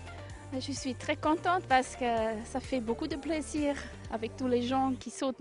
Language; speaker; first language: French; non-native, local second language; German